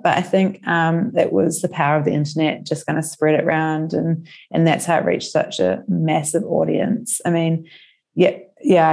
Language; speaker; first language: English; native; English